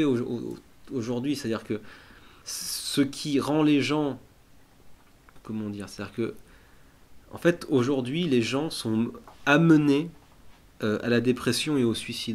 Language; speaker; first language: French; native; French